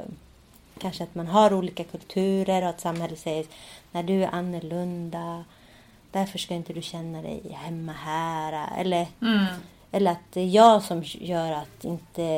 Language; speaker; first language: Swedish; early bilingual, other home language; Spanish